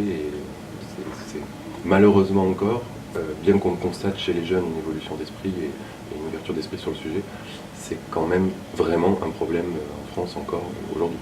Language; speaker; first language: French; native; French